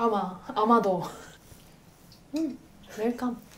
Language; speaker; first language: Korean; non-native, fluent; Japanese